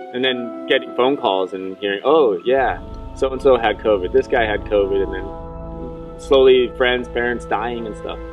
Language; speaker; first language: English; native; English